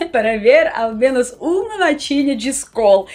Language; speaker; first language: Portuguese; non-native, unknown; Russian